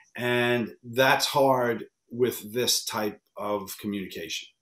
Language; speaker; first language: English; native; English